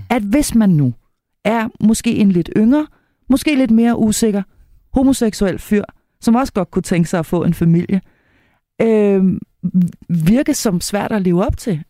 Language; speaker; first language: Danish; native; Danish